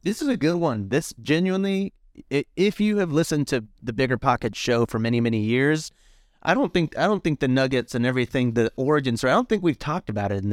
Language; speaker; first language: English; early bilingual, other home language; Spanish